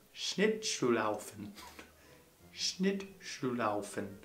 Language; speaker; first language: German; non-native, learner; English